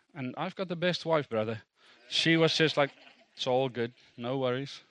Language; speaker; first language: English; non-native, local second language; Afrikaans